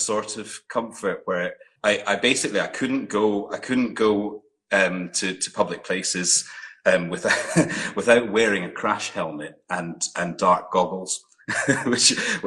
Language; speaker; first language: English; native; English